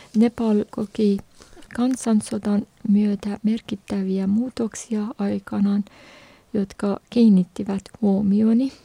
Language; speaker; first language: Finnish; non-native, fluent; Persian